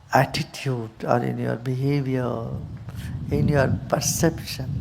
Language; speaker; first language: English; non-native, local second language; Hindi